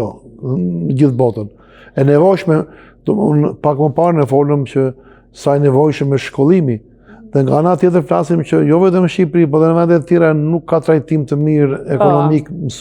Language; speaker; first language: Albanian; native; Albanian